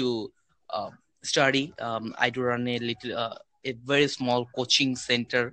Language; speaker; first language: English; non-native, local second language; Bangla